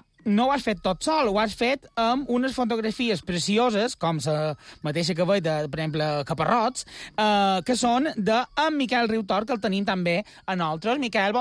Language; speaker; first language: Catalan; native; Catalan